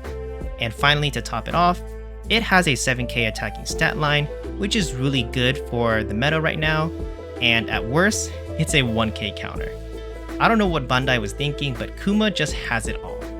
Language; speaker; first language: English; native; English